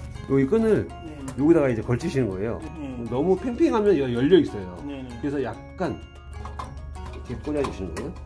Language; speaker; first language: Korean; native; Korean